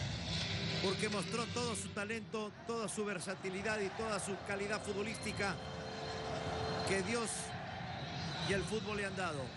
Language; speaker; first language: Spanish; native; Spanish